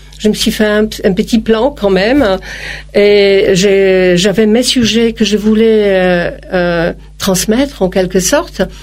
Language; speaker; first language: French; non-native, fluent; Polish